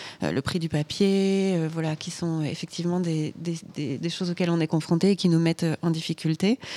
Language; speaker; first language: French; native; French